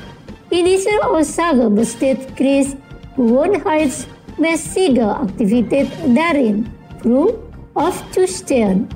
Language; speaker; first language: German; non-native, fluent; Indonesian